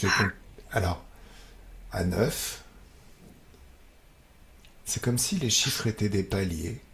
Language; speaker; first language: French; native; French